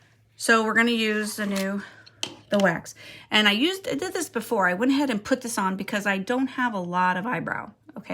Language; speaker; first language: English; native; English